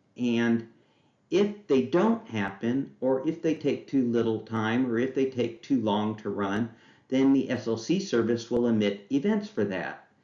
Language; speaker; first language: English; native; English